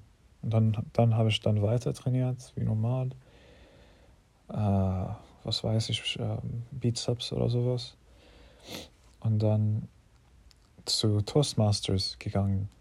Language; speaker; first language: German; non-native, fluent; English